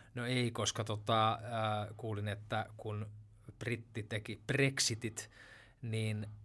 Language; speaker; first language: Finnish; native; Finnish